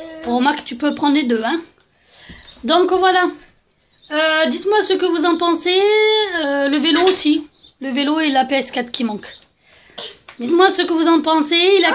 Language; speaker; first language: French; native; French